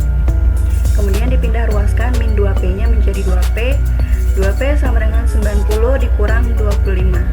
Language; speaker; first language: Indonesian; native; Indonesian